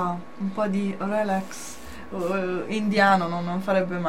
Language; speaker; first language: Italian; native; Italian